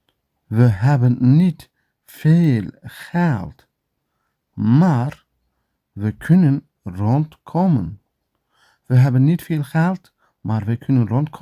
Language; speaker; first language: Dutch; non-native, learner; Turkish